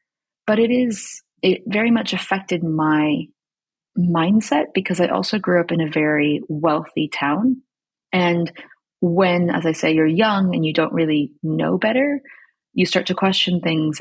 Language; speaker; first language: English; early bilingual, other home language; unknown